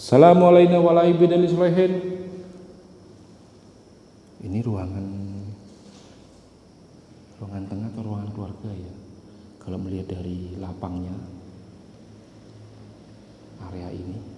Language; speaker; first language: Indonesian; native; Indonesian